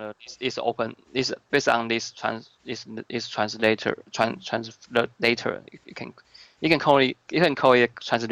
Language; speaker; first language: English; non-native, learner; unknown